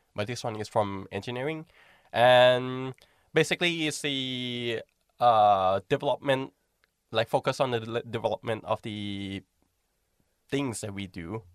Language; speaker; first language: English; non-native, fluent; Thai